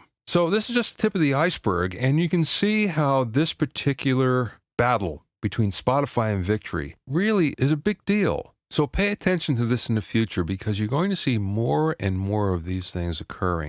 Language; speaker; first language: English; native; English